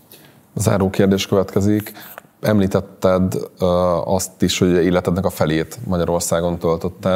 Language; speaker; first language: Hungarian; native; Hungarian